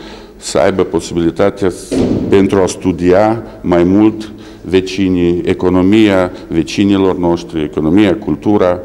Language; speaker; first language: Romanian; early bilingual, heritage; Romanian